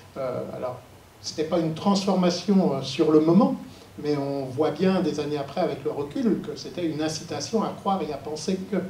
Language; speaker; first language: French; native; French